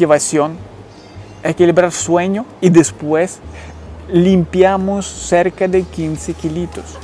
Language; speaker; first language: Spanish; non-native, fluent; Ukrainian